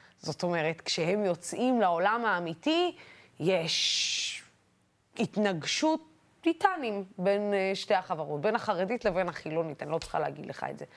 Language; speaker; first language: Hebrew; non-native, local second language; Arabic